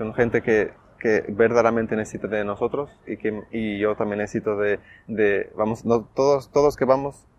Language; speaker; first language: Spanish; non-native, fluent; Portuguese